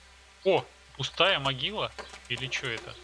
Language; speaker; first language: Russian; native; Russian